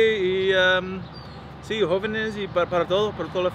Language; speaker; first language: Spanish; non-native, learner; English